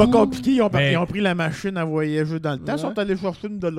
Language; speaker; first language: French; native; French